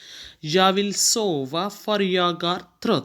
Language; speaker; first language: Swedish; non-native, fluent; Urdu